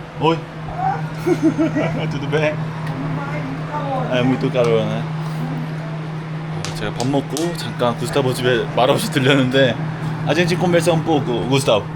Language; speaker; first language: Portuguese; non-native, learner; Korean